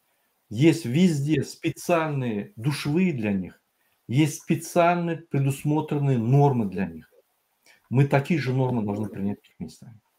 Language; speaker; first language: Russian; native; Russian